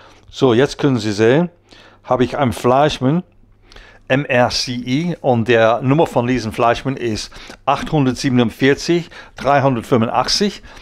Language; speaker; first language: German; non-native, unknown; English